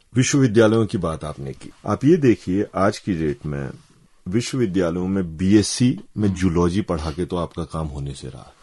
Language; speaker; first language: Hindi; native; Hindi